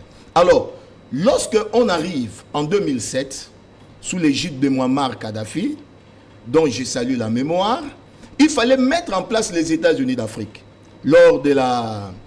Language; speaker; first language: French; non-native, local second language; Lingala